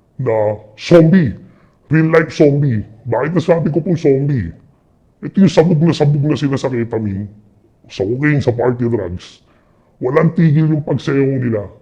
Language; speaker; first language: Filipino; native; Filipino